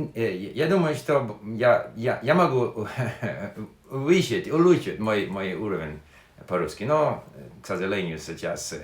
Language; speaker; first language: Russian; non-native, learner; English